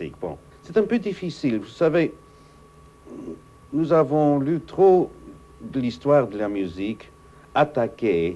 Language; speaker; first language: French; non-native, fluent; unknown